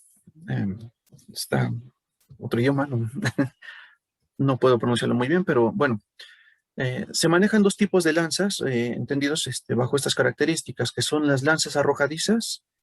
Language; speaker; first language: Spanish; native; Spanish